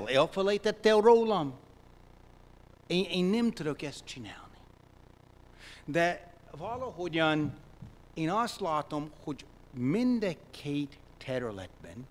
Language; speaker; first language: Hungarian; non-native, fluent; English